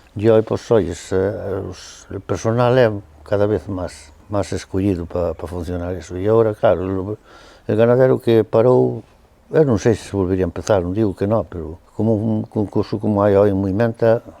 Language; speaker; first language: Galician; native; Galician